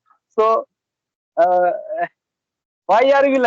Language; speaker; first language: English; non-native, learner; Bhojpuri